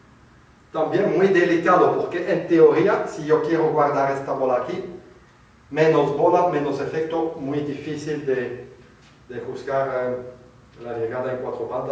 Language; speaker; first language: Spanish; non-native, fluent; French